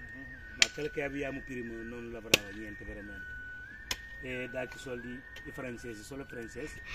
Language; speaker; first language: Italian; non-native, learner; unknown